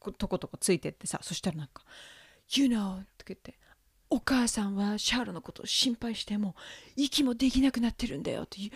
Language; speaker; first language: Japanese; early bilingual, heritage; Japanese